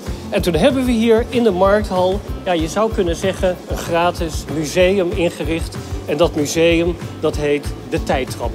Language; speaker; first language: Dutch; native; Dutch